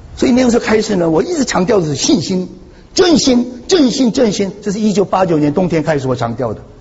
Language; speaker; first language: Chinese; non-native, fluent; Korean